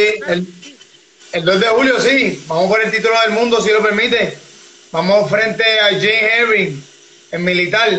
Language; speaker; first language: Spanish; native; Spanish